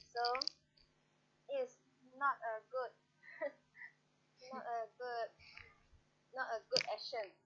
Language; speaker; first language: English; non-native, learner; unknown